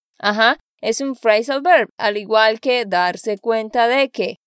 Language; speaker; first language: Spanish; native; Spanish